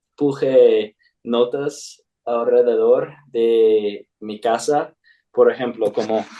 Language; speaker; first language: Spanish; non-native, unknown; English